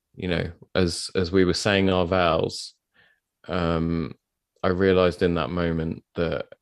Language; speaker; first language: English; native; English